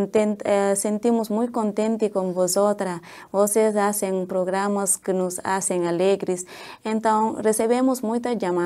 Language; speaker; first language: Spanish; non-native, learner; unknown